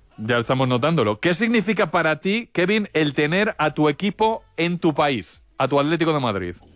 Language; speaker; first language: Spanish; native; Spanish